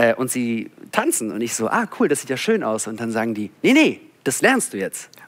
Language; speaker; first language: German; early bilingual, other home language; Russian